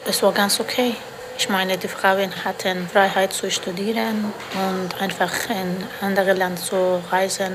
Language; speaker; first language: German; non-native, fluent; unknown